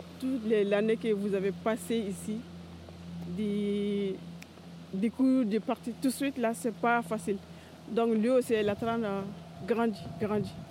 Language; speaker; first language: French; non-native, learner; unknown